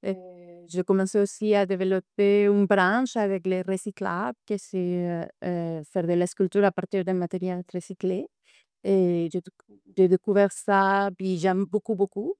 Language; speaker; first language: French; non-native, fluent; Spanish